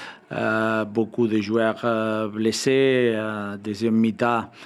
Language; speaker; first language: French; non-native, fluent; Spanish